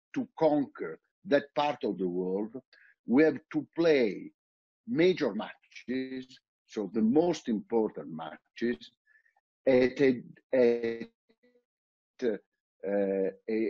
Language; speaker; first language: English; non-native, fluent; Italian